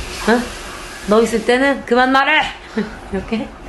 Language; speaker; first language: Korean; native; Korean